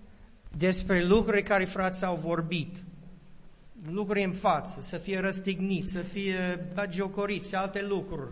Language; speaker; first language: Romanian; non-native, learner; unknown